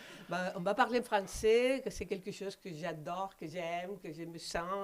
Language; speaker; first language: French; non-native, fluent; Spanish